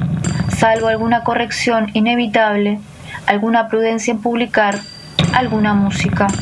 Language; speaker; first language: Spanish; native; Spanish